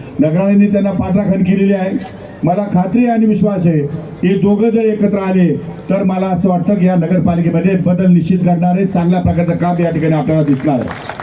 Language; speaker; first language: Marathi; native; Marathi